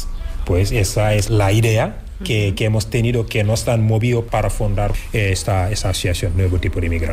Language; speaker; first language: Spanish; non-native, fluent; Wolof